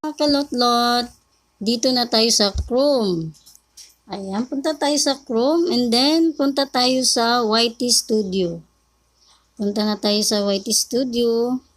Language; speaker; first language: Filipino; native; Filipino